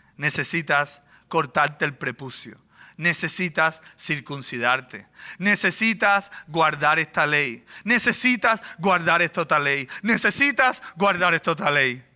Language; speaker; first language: Spanish; native; Spanish